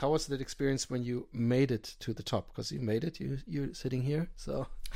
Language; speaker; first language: English; non-native, fluent; German